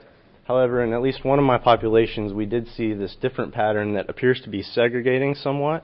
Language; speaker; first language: English; native; English